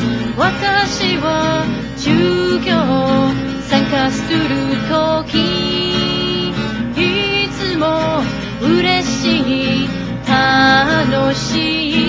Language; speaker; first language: Japanese; non-native, learner; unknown